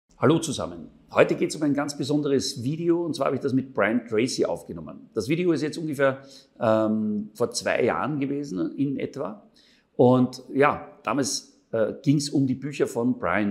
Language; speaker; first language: German; native; German